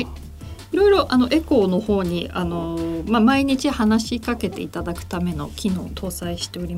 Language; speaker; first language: Japanese; native; Japanese